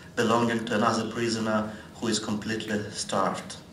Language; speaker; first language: English; non-native, fluent; Russian